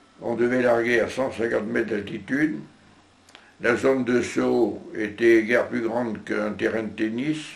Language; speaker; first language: French; native; French